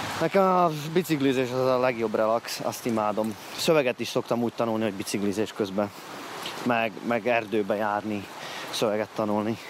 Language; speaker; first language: Hungarian; native; Hungarian